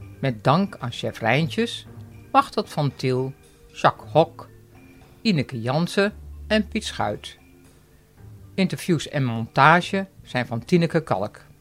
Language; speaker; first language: Dutch; native; Dutch